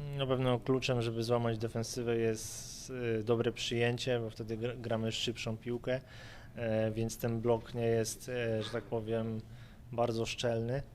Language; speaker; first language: Polish; native; Polish